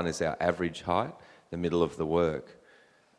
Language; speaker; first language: English; native; English